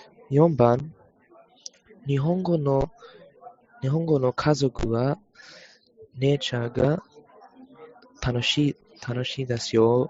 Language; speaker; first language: Japanese; non-native, learner; English